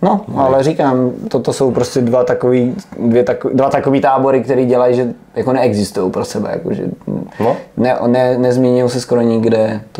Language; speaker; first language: Czech; native; Czech